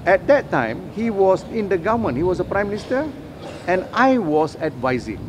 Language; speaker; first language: English; non-native, local second language; Malay